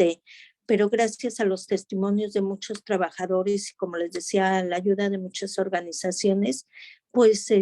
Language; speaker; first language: Spanish; native; Spanish